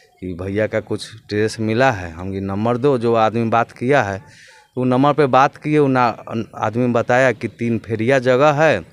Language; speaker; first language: Hindi; native; Hindi